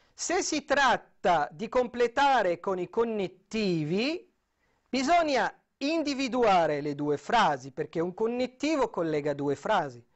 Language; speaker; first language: Italian; non-native, fluent; Arabic